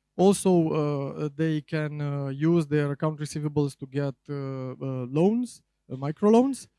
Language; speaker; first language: English; non-native, fluent; Romanian